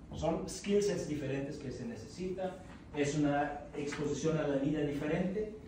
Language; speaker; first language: Spanish; non-native, fluent; German